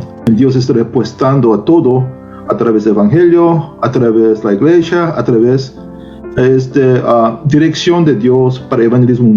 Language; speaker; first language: Spanish; non-native, learner; Korean